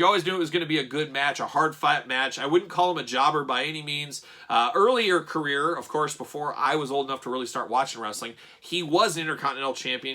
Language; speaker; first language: English; native; English